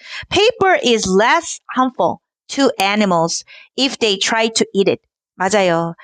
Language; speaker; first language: English; non-native, fluent; Korean